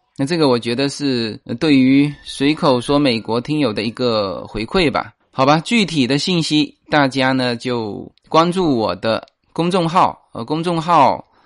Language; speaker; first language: Chinese; native; Chinese